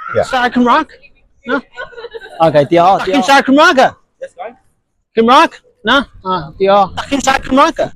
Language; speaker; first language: Welsh; non-native, learner; Chinese